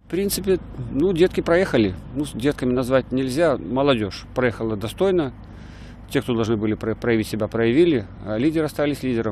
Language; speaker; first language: Russian; native; Russian